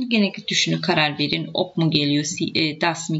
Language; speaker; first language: Turkish; native; Turkish